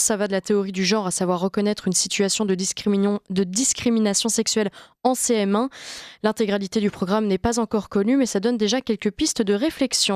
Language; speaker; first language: French; native; French